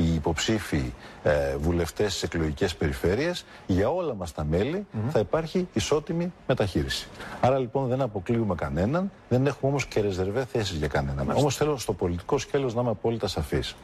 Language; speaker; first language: Greek; native; Greek